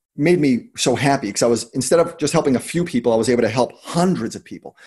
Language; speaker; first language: English; native; English